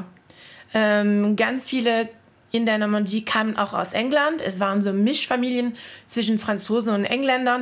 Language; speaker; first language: German; non-native, fluent; French